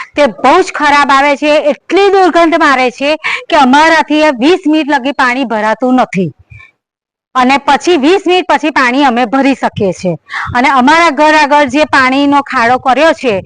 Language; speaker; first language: Gujarati; native; Gujarati